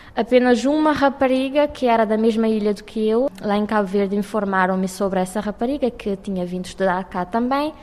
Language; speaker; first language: Portuguese; non-native, local second language; Kabuverdianu